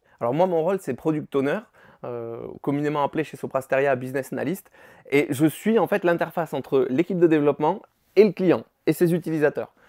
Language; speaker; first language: French; native; French